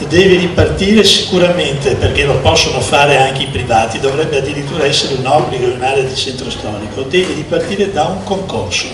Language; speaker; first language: Italian; native; Italian